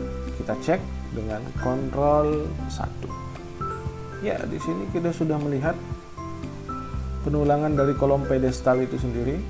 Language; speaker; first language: Indonesian; native; Indonesian